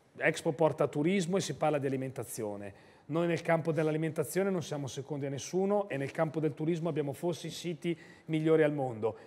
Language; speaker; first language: Italian; native; Italian